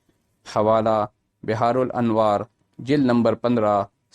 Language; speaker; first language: Urdu; native; Urdu